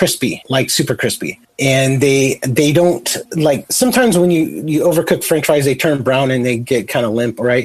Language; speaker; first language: English; native; English